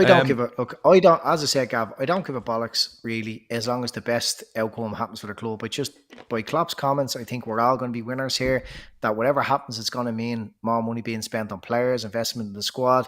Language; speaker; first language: English; native; English